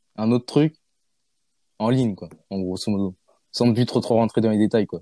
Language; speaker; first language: French; early bilingual, other home language; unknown